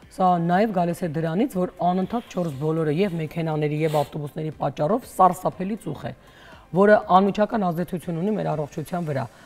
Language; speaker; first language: Armenian; native; Armenian